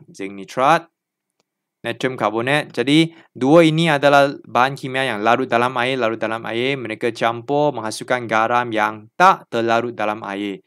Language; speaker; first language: Malay; non-native, local second language; Chinese